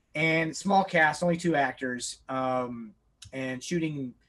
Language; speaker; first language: English; native; English